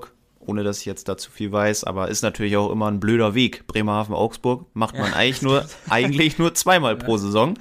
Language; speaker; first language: German; native; German